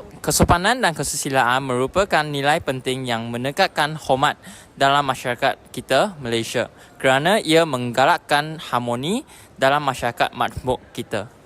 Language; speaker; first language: Malay; non-native, local second language; Chinese